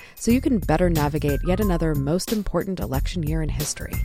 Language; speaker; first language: English; native; English